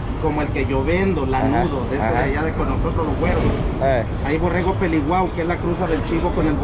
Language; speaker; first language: Spanish; native; Spanish